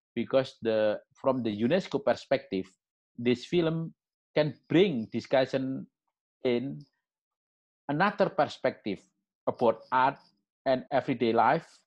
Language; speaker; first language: English; non-native, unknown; Indonesian